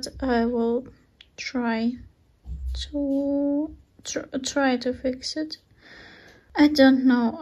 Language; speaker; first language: English; non-native, learner; Russian